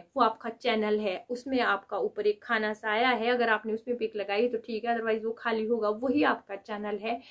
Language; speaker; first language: Hindi; native; Hindi